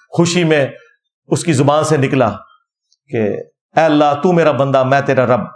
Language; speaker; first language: Urdu; non-native, local second language; Punjabi